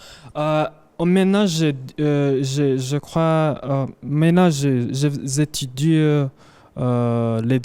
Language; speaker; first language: French; non-native, learner; Kinyarwanda